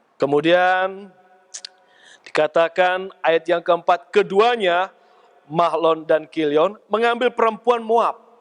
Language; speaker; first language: Indonesian; native; Indonesian